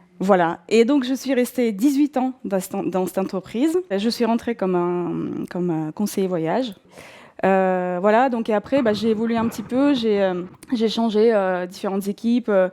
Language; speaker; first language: French; non-native, fluent; Russian